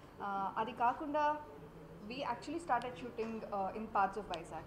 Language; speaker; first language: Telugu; non-native, learner; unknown